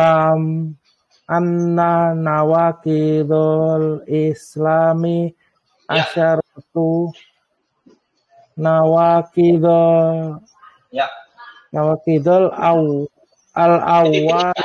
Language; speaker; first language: Arabic; non-native, learner; Indonesian